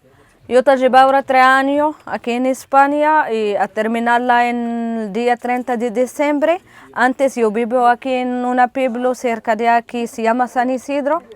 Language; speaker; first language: Spanish; non-native, learner; Arabic